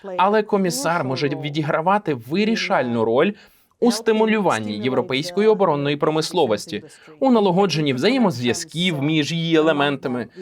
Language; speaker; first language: Ukrainian; native; Ukrainian